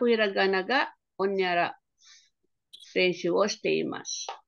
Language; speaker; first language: Japanese; non-native, fluent; Filipino